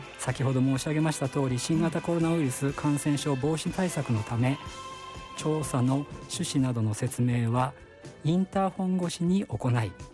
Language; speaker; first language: Japanese; native; Japanese